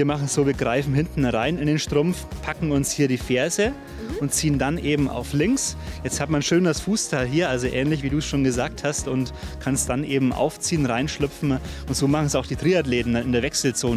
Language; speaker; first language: German; native; German